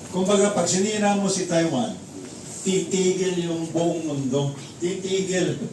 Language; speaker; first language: Filipino; native; Filipino